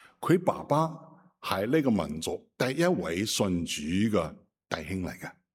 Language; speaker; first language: Cantonese; non-native, fluent; Chinese